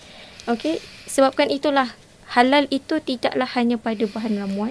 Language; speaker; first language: Malay; native; Malay